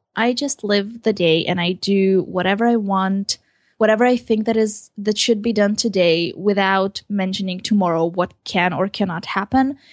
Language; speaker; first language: English; early bilingual, other home language; Hebrew